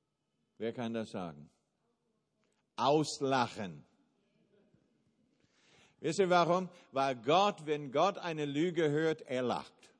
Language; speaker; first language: German; non-native, fluent; English